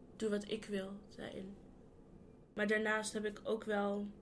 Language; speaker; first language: Dutch; early bilingual, other home language; Yoruba